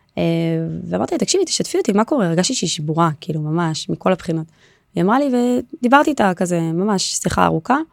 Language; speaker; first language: Hebrew; native; Hebrew